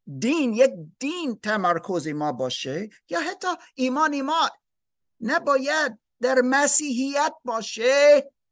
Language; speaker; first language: Persian; non-native, learner; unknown